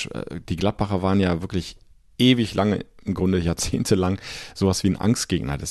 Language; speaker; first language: German; native; German